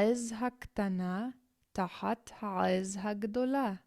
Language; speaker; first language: Hebrew; non-native, learner; English